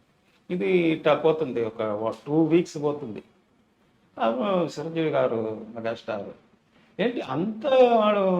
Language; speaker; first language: Telugu; non-native, local second language; Tamil